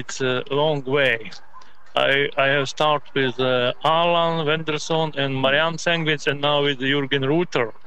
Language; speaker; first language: English; non-native, learner; Ukrainian